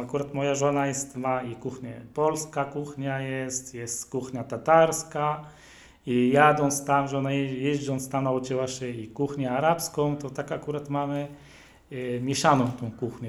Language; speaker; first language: Polish; non-native, fluent; Arabic